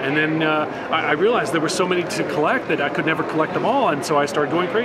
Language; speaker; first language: English; native; English